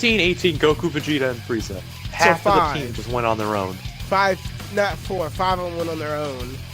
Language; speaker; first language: English; native; English